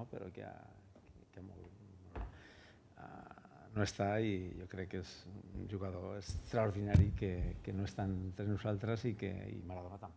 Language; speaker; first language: Catalan; non-native, local second language; Spanish